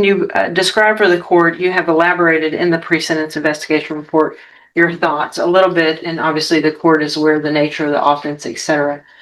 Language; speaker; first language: English; native; English